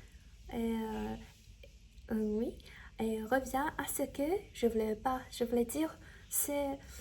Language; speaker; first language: French; non-native, learner; Chinese